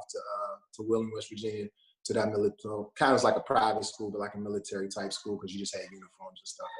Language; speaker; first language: English; native; English